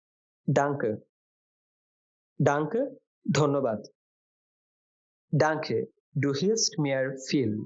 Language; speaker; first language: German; non-native, fluent; Bangla